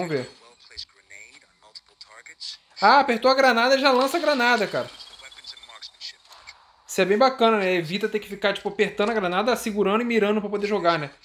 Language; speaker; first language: Portuguese; native; Portuguese